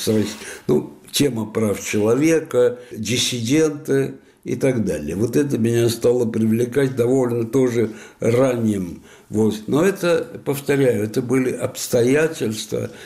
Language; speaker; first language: Russian; non-native, fluent; Spanish